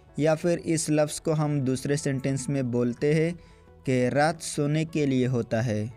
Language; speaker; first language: Urdu; non-native, local second language; Pashto